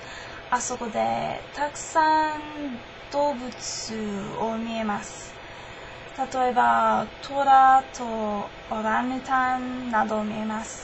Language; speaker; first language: Japanese; non-native, learner; English